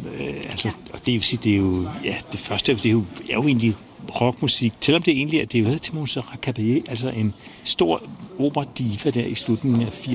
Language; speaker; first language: Danish; native; Danish